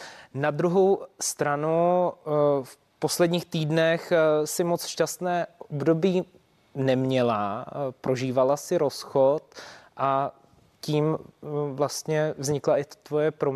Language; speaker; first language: Czech; native; Czech